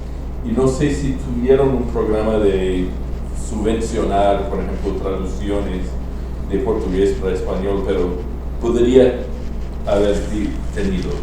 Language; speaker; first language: Spanish; non-native, fluent; Portuguese